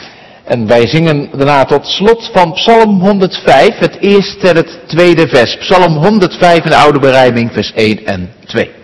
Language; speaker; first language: Dutch; native; Dutch